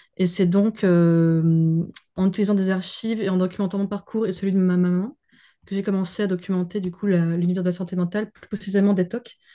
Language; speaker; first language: French; native; French